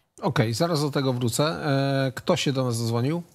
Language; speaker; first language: Polish; native; Polish